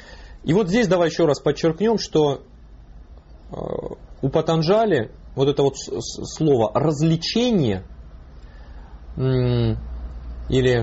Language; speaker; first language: Russian; native; Russian